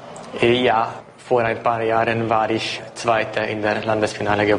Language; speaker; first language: German; non-native, local second language; Hungarian